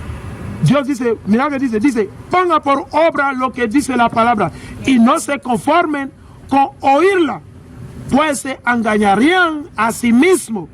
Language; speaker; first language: Spanish; non-native, learner; English